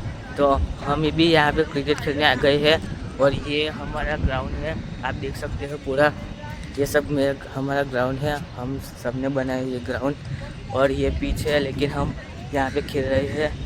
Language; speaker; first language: Hindi; non-native, local second language; Gujarati